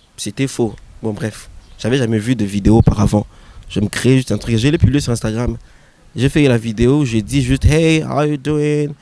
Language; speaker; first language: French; non-native, local second language; Swahili